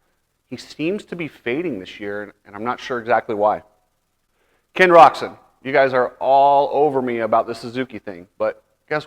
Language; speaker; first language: English; native; English